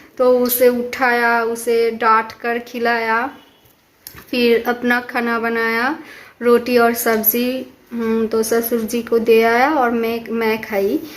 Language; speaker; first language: Hindi; non-native, local second language; Bangla